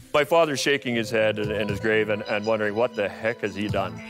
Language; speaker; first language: English; native; English